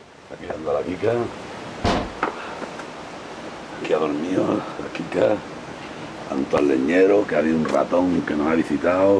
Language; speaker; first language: Spanish; native; Spanish